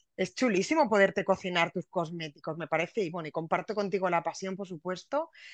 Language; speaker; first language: Spanish; native; Spanish